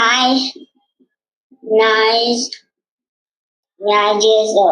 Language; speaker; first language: English; non-native, learner; Vietnamese